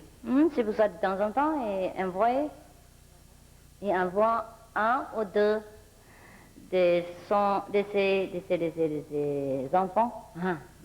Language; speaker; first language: French; non-native, fluent; Vietnamese